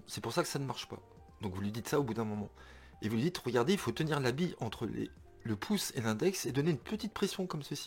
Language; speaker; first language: French; native; French